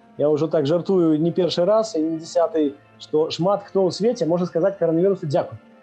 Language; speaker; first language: Belarusian; non-native, local second language; Russian